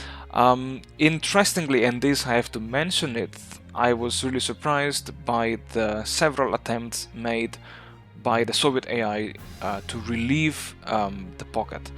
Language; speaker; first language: English; non-native, fluent; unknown